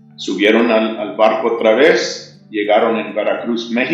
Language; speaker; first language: Spanish; early bilingual, heritage; English